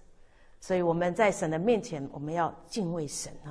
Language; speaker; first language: Chinese; native; Chinese